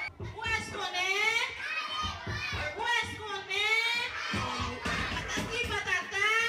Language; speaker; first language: French; non-native, local second language; Haitian Creole